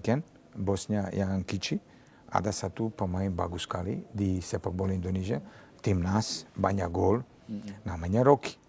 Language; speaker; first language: Indonesian; non-native, fluent; Serbian